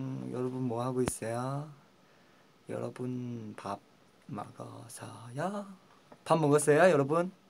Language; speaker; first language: Korean; non-native, fluent; Chinese